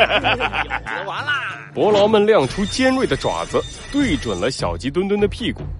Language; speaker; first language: Chinese; native; Chinese